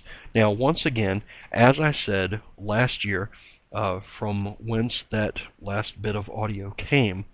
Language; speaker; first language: English; native; English